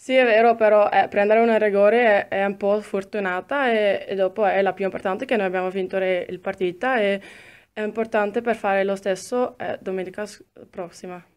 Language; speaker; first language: Italian; non-native, learner; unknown